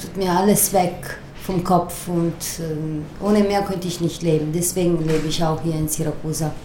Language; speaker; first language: German; non-native, learner; Italian